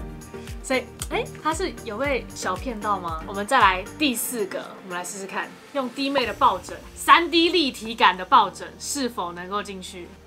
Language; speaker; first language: Chinese; native; Chinese